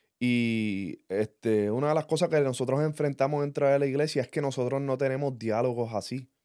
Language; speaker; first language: Spanish; early bilingual, heritage; English